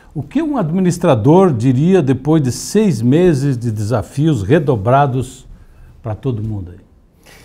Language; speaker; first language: Portuguese; native; Portuguese